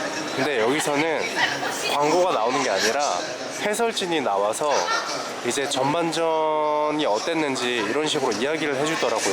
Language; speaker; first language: Korean; native; Korean